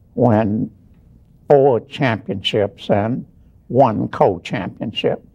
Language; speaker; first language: English; native; English